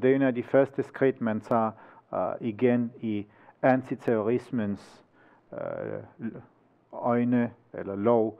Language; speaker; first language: Danish; native; Danish